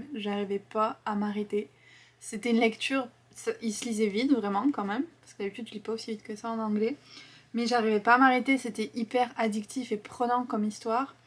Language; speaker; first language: French; native; French